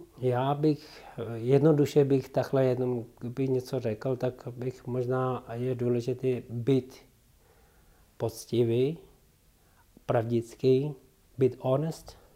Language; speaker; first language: Czech; non-native, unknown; Tibetan